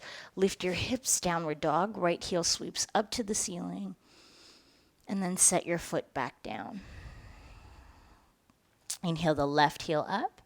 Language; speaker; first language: English; native; English